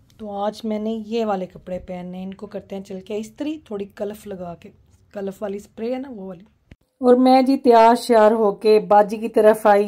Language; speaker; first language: Urdu; non-native, local second language; Punjabi